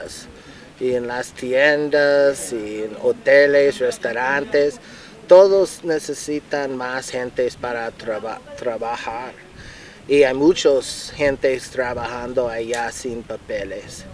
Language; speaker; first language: Spanish; non-native, learner; English